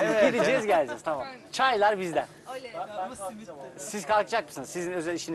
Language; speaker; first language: Turkish; native; Turkish